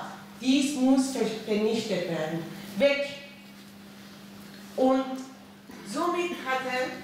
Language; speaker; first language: German; non-native, fluent; Persian